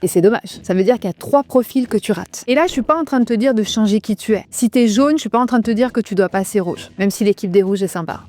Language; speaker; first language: French; native; French